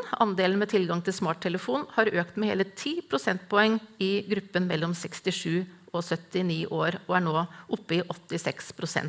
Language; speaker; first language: Norwegian; native; Norwegian